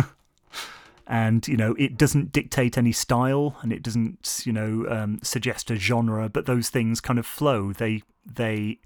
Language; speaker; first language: English; native; English